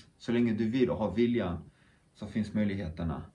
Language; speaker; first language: Swedish; early bilingual, other home language; Kurdish